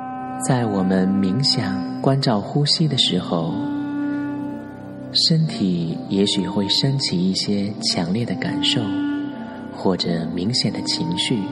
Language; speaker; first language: Chinese; native; Chinese